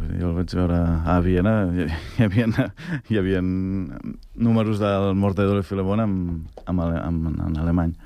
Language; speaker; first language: Catalan; native; Catalan